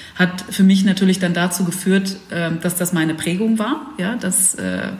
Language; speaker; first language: German; early bilingual, other home language; Dutch